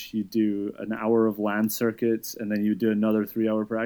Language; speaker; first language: English; native; English